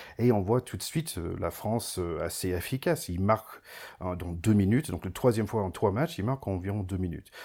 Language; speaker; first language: French; non-native, fluent; English